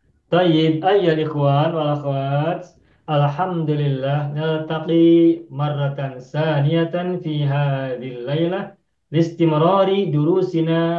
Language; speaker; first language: Arabic; non-native, fluent; Indonesian